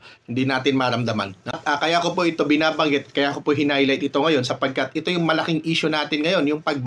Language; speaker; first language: Filipino; native; Filipino